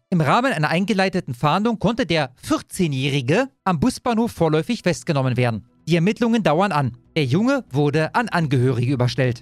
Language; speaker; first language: German; native; German